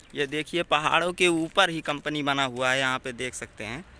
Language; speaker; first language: Hindi; native; Hindi